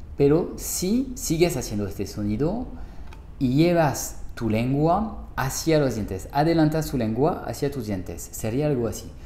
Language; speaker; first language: Spanish; non-native, fluent; French